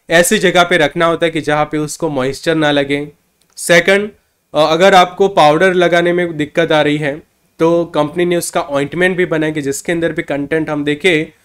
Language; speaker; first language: Hindi; non-native, local second language; Gujarati